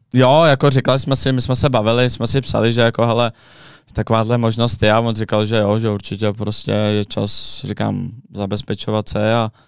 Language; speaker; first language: Czech; native; Czech